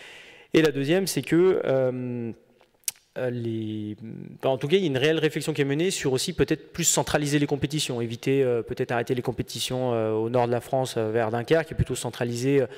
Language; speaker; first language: French; native; French